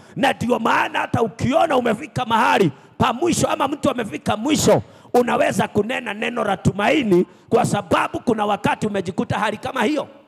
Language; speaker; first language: Swahili; non-native, local second language; Kikuyu